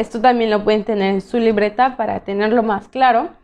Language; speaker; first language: Spanish; native; Spanish